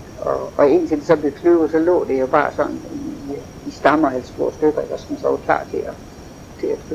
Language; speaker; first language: Danish; native; Danish